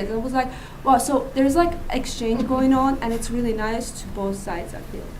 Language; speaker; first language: English; non-native, fluent; Azerbaijani